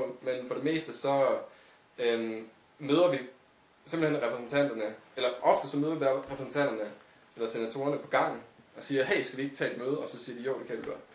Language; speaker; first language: Danish; native; Danish